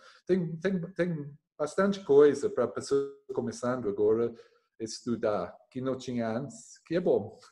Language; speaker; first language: Portuguese; non-native, learner; English